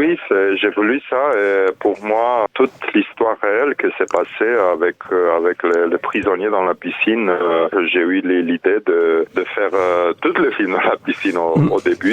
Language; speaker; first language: French; non-native, fluent; Romanian